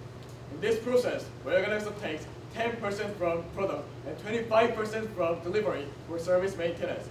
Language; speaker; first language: English; non-native, learner; Korean